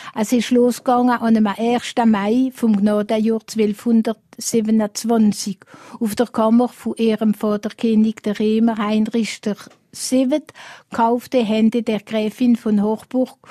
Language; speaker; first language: German; non-native, local second language; Swiss German